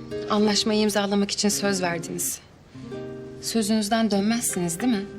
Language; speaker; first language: Turkish; native; Turkish